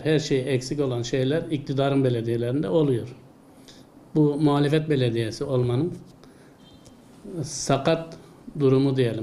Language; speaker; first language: Turkish; native; Turkish